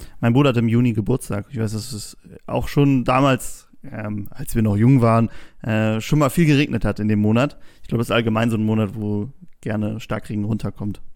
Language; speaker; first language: German; native; German